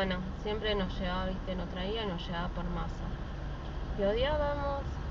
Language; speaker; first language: Spanish; native; Spanish